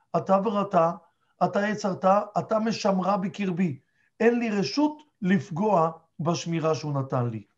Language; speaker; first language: Hebrew; native; Hebrew